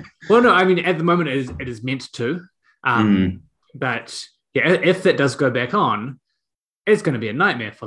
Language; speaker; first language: English; native; English